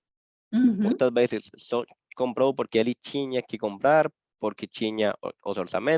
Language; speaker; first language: Portuguese; non-native, fluent; Spanish